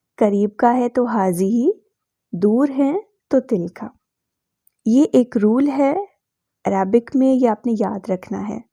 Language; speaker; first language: Urdu; native; Urdu